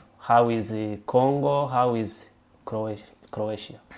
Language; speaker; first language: English; non-native, local second language; Rundi